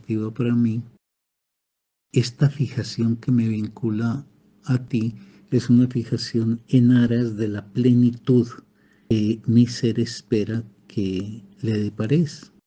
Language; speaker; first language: Spanish; native; Spanish